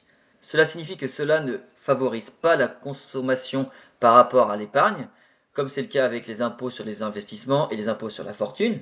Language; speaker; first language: French; native; French